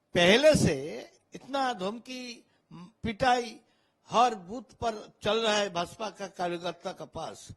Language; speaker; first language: Hindi; non-native, local second language; Bangla